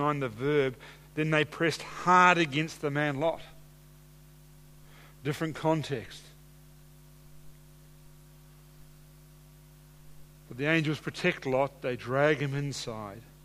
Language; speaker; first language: English; native; English